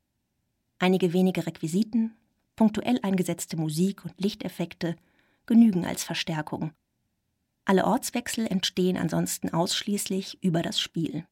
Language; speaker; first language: German; native; German